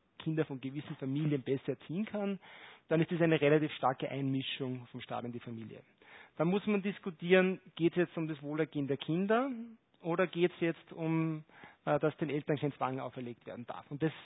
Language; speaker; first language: German; native; German